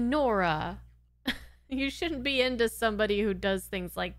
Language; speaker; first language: English; native; English